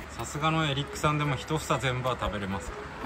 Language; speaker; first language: Japanese; native; Japanese